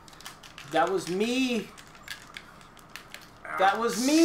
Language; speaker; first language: English; native; English